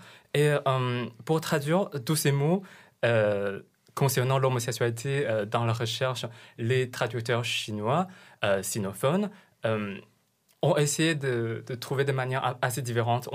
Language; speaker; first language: French; non-native, fluent; Chinese